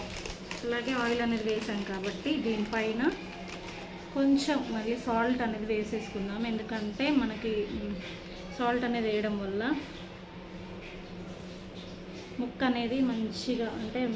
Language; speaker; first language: Telugu; native; Telugu